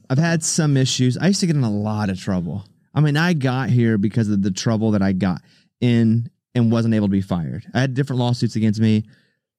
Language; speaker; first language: English; native; English